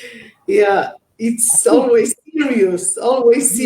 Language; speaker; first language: English; non-native, learner; Portuguese